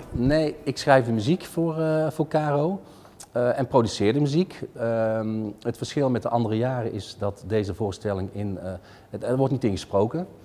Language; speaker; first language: Dutch; native; Dutch